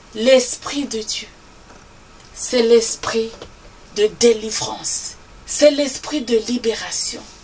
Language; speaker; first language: French; non-native, local second language; Swahili